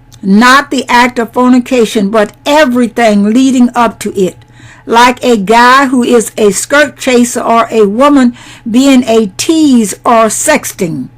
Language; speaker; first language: English; native; English